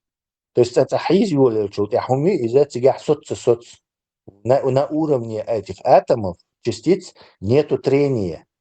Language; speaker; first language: Russian; non-native, local second language; Chechen